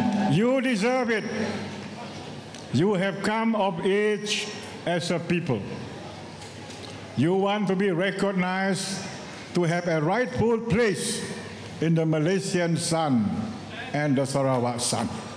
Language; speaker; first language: English; non-native, local second language; Malay